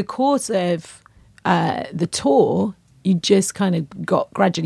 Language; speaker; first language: English; native; English